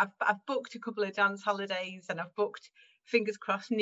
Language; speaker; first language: English; native; English